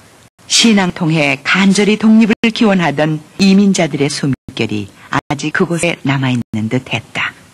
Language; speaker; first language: Korean; native; Korean